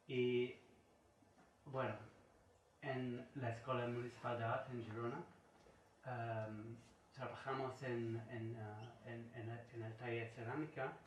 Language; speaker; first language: Spanish; non-native, learner; English